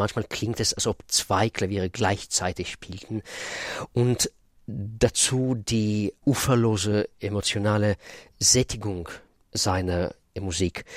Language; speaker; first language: German; non-native, fluent; Russian